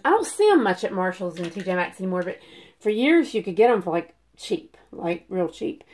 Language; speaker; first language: English; native; English